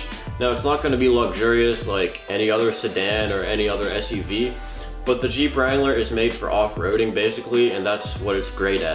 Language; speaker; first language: English; native; English